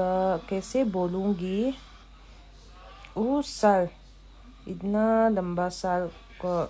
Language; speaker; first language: Hindi; non-native, local second language; Mizo